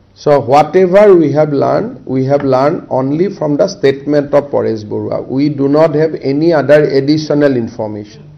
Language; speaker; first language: English; non-native, local second language; Assamese